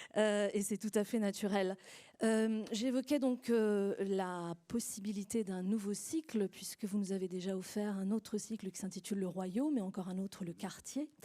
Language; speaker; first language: French; native; French